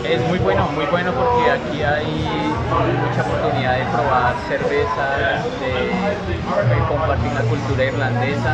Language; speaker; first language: Spanish; native; Spanish